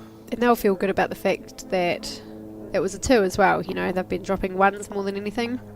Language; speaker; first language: English; native; English